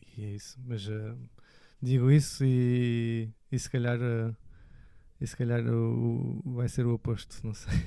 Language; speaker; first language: Portuguese; early bilingual, other home language; French